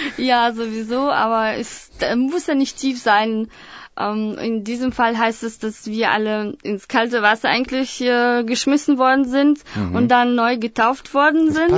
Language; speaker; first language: German; non-native, fluent; Russian